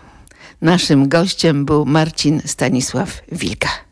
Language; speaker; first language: Polish; native; Polish